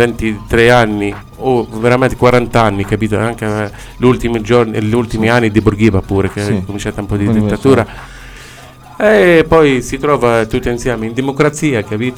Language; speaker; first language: Italian; non-native, learner; Arabic